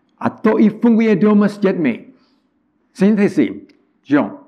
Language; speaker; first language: Czech; non-native, learner; English